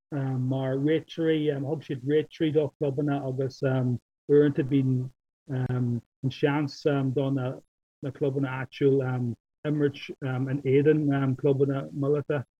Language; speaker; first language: Irish; non-native, local second language; English